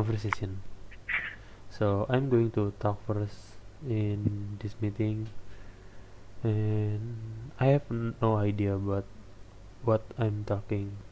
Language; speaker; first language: English; non-native, learner; Indonesian